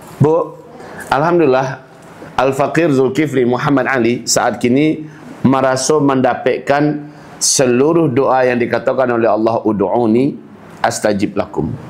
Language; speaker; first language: Malay; non-native, local second language; Minangkabau